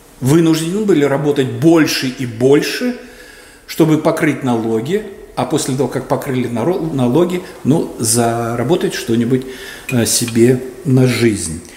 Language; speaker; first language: Russian; native; Russian